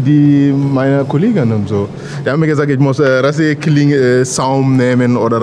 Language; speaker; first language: German; non-native, learner; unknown